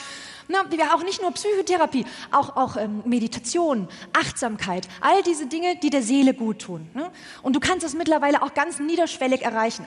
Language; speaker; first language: German; native; German